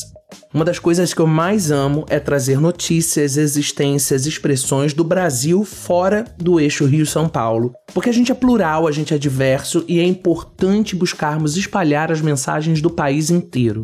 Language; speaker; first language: Portuguese; native; Portuguese